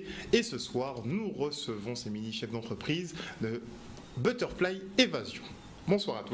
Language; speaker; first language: French; native; French